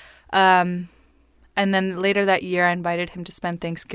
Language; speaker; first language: English; non-native, fluent; Spanish